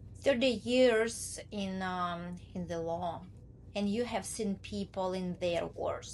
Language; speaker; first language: English; non-native, learner; Ukrainian